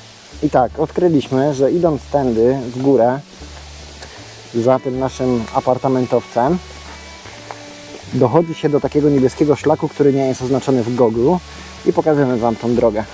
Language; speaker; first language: Polish; native; Polish